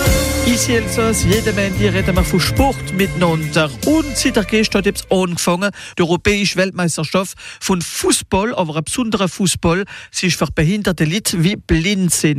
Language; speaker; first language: German; non-native, local second language; Swiss German